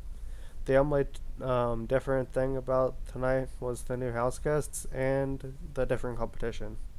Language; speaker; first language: English; native; English